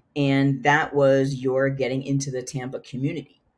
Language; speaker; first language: English; native; English